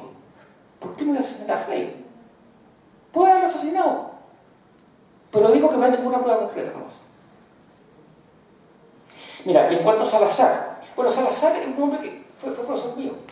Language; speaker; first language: Spanish; native; Spanish